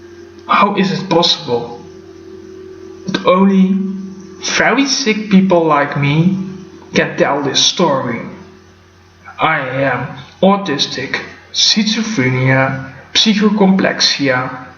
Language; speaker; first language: English; non-native, fluent; Dutch